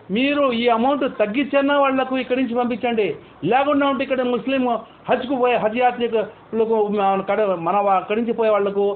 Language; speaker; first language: Telugu; non-native, local second language; Urdu